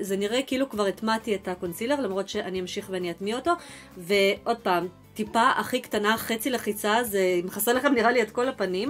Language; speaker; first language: Hebrew; early bilingual, other home language; Russian